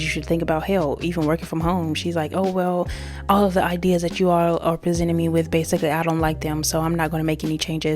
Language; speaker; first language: English; native; English